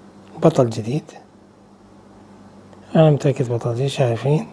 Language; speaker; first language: Arabic; native; Arabic